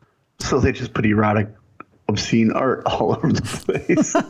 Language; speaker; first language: English; native; English